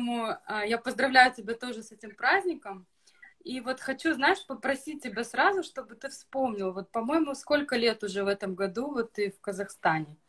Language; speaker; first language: Russian; native; Russian